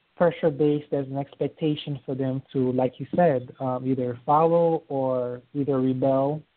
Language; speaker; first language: English; early bilingual, other home language; Haitian Creole